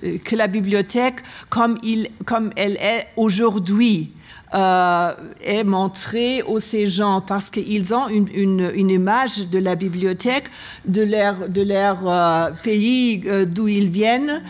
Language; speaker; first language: French; non-native, learner; German